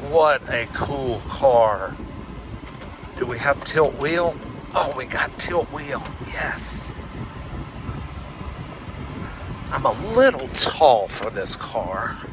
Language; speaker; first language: English; native; English